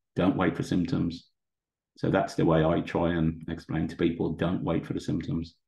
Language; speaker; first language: English; native; English